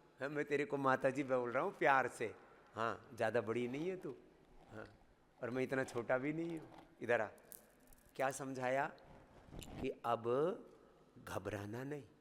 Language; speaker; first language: Hindi; native; Hindi